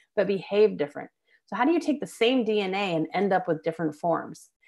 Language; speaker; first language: English; native; English